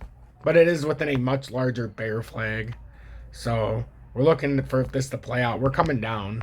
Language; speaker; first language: English; native; English